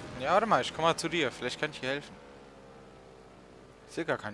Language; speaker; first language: German; native; German